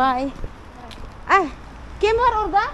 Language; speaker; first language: Turkish; non-native, learner; Filipino